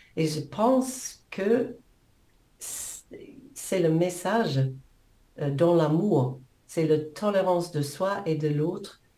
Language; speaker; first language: French; non-native, fluent; English